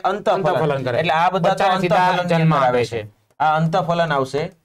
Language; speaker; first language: Gujarati; native; Gujarati